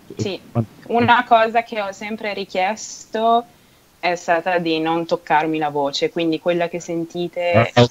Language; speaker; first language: Italian; native; Italian